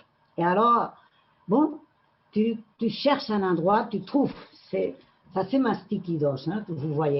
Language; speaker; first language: French; non-native, learner; Spanish